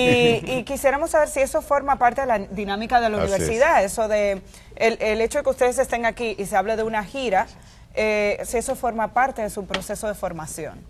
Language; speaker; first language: Spanish; native; Spanish